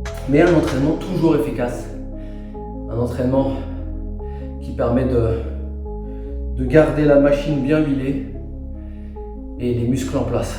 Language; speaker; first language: French; native; French